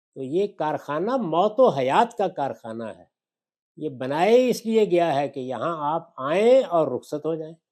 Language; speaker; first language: Urdu; non-native, local second language; Punjabi